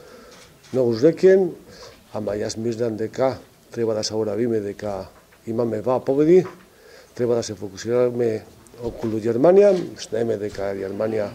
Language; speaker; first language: Macedonian; non-native, fluent; Spanish